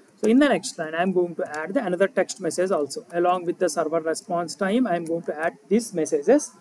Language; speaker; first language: English; non-native, local second language; Telugu